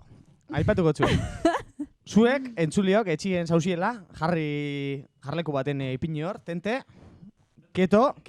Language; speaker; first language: Basque; native; Basque